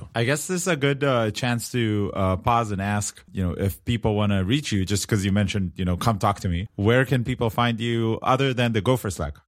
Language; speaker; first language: English; non-native, fluent; Hebrew